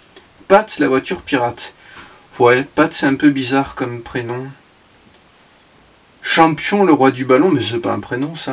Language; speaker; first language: French; native; French